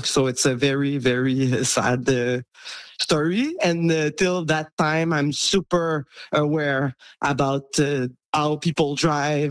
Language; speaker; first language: English; non-native, local second language; French